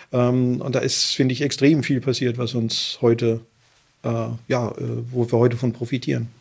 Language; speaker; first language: German; native; German